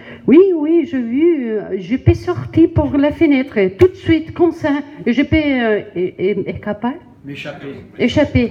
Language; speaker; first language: French; non-native, learner; Spanish